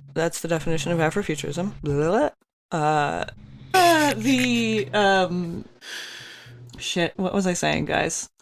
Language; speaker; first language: English; early bilingual, other home language; Yoruba